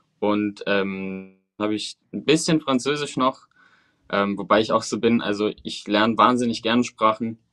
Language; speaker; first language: German; early bilingual, other home language; Spanish